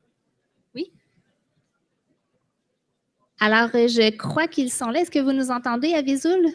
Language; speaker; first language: French; native; French